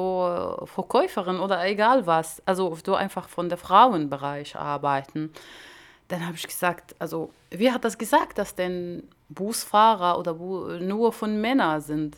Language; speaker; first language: German; non-native, learner; Arabic